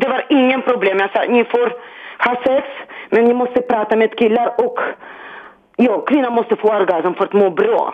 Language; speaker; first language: Swedish; non-native, learner; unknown